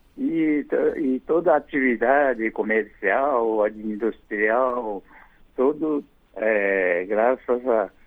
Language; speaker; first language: Portuguese; non-native, fluent; Japanese